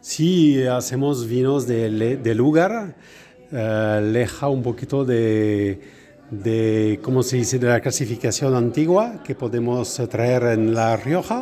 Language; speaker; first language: Spanish; non-native, fluent; French